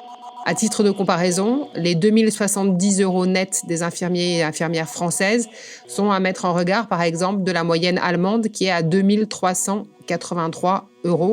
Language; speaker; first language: French; native; French